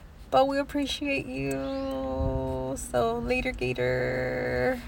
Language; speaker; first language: English; early bilingual, other home language; Spanish